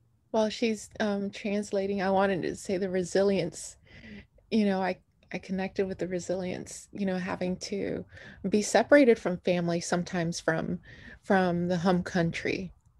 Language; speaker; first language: English; early bilingual, other home language; Spanish